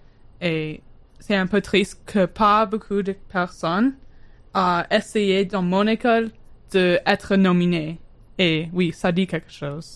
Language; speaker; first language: French; non-native, learner; English